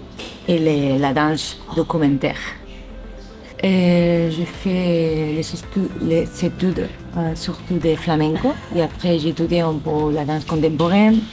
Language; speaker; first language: French; non-native, fluent; Spanish